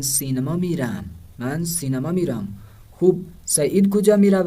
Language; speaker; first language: Persian; non-native, fluent; Urdu